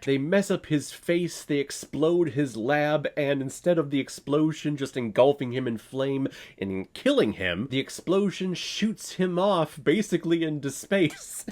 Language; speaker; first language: English; native; English